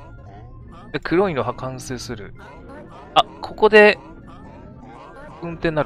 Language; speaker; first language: Japanese; native; Japanese